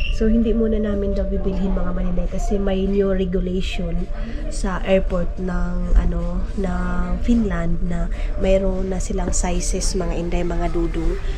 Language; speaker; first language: Filipino; non-native, local second language; Cebuano